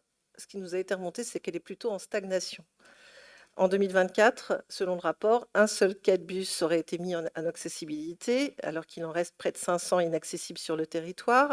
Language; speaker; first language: French; native; French